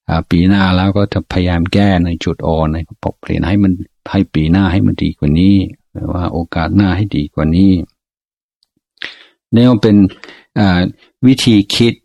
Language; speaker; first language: Thai; non-native, fluent; English